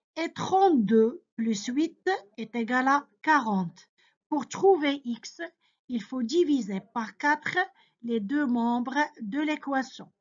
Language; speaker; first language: French; non-native, local second language; Arabic